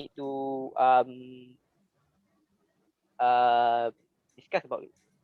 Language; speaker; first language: English; non-native, learner; Malay